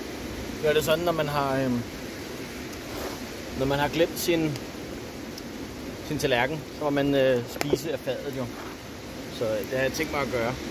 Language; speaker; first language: Danish; native; Danish